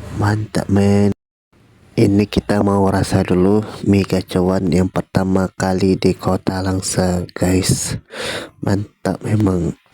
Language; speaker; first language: Indonesian; native; Indonesian